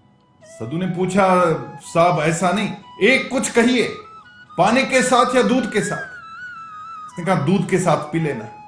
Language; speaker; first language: Hindi; native; Hindi